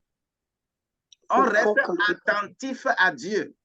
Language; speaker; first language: French; non-native, local second language; Ewe